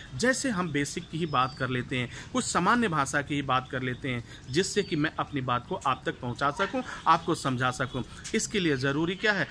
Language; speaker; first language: Hindi; native; Hindi